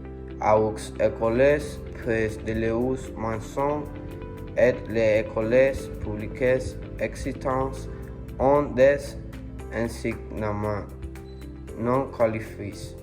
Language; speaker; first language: French; non-native, learner; Spanish